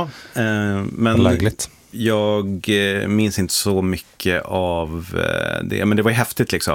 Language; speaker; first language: Swedish; native; Swedish